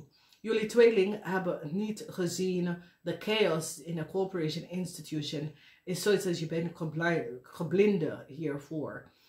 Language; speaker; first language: Dutch; non-native, learner; English